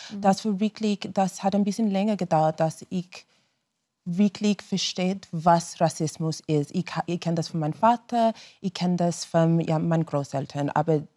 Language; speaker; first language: German; non-native, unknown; English